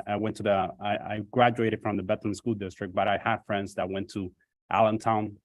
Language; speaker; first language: English; native; English